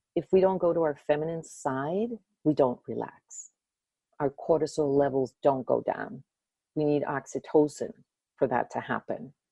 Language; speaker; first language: English; early bilingual, other home language; Spanish